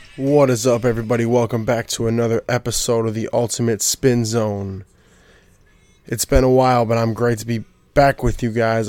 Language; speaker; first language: English; native; English